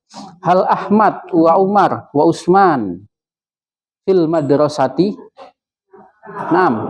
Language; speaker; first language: Arabic; non-native, fluent; Indonesian